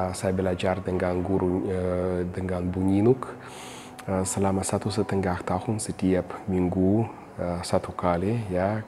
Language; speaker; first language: Indonesian; non-native, fluent; Russian